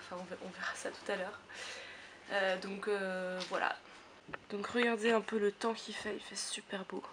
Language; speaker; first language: French; native; French